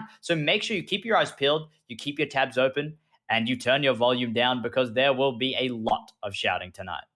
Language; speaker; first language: English; native; English